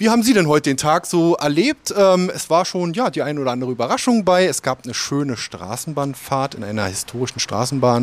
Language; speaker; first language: German; native; German